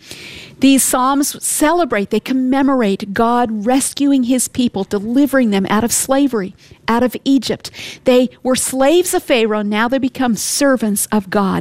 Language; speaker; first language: English; native; English